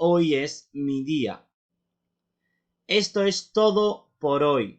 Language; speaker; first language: Spanish; non-native, fluent; Urdu